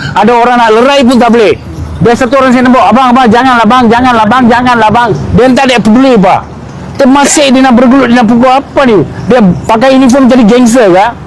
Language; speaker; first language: Malay; native; Malay